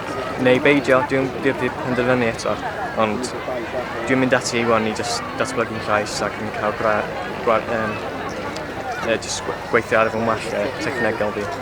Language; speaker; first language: Welsh; non-native, local second language; English